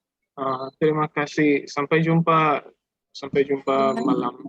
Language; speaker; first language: Indonesian; non-native, learner; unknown